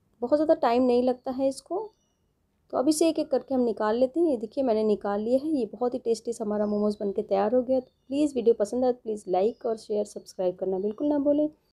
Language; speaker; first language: Hindi; native; Hindi